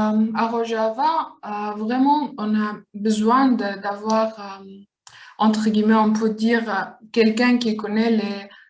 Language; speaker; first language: French; non-native, learner; Kurdish